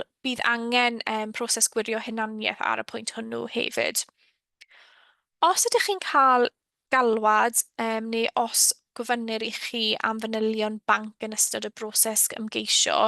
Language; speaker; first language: Welsh; native; Welsh